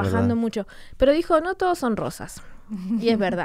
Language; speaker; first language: Spanish; native; Spanish